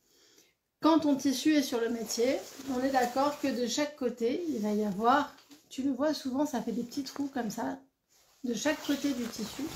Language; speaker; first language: French; native; French